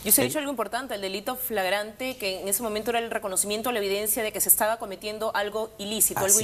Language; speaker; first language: Spanish; native; Spanish